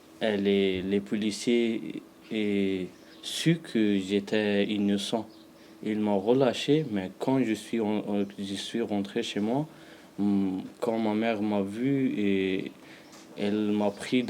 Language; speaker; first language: French; non-native, learner; Pashto